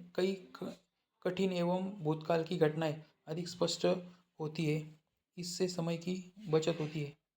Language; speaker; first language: Hindi; non-native, local second language; Marathi